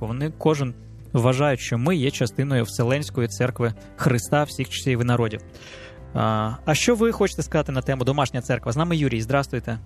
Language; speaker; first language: Ukrainian; native; Ukrainian